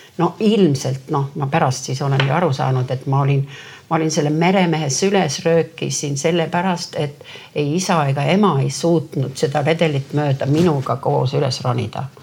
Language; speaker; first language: Estonian; native; Estonian